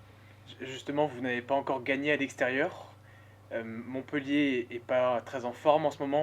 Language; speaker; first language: French; native; French